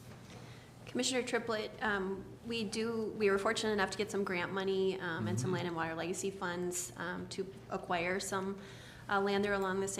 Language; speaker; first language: English; native; English